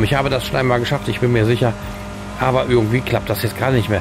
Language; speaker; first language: German; native; German